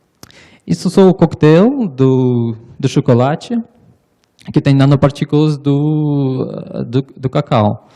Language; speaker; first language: Portuguese; non-native, learner; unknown